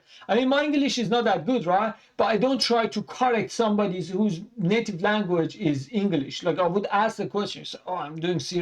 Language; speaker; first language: English; non-native, fluent; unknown